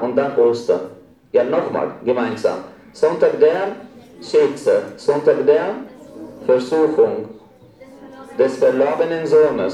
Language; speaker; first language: German; non-native, fluent; Arabic